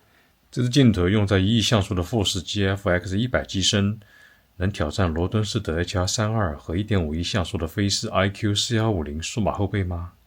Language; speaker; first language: Chinese; native; Chinese